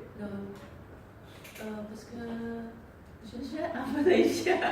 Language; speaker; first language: French; non-native, learner; Spanish